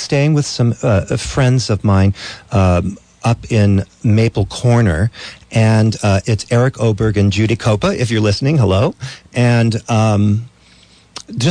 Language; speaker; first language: English; native; English